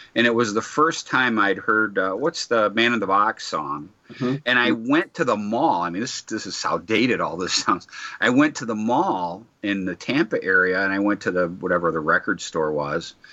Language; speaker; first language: English; native; English